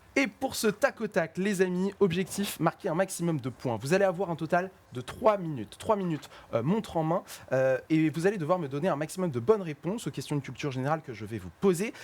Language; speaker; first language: French; native; French